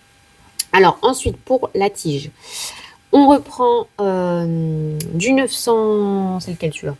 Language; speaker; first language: French; native; French